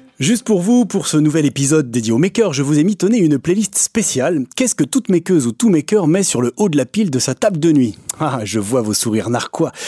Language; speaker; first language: French; native; French